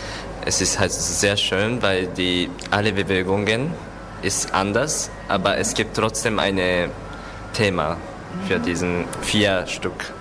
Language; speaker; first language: German; non-native, learner; Japanese